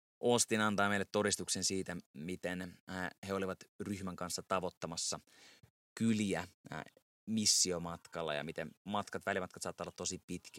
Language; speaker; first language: Finnish; native; Finnish